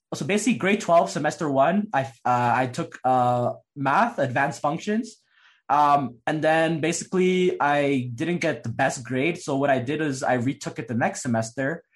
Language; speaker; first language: English; native; English